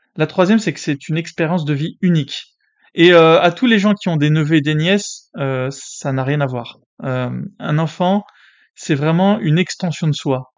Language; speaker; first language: French; native; French